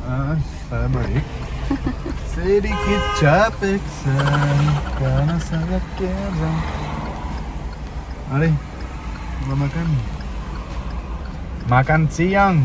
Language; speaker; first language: Indonesian; non-native, learner; French